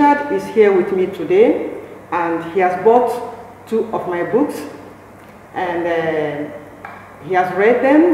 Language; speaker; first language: English; non-native, local second language; Igbo